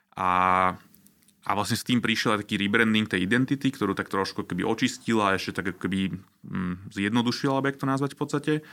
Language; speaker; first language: Slovak; native; Slovak